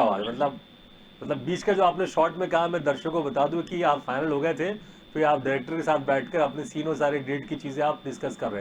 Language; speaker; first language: Hindi; native; Hindi